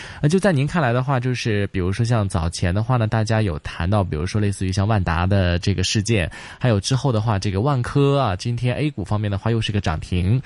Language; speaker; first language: Chinese; non-native, local second language; Cantonese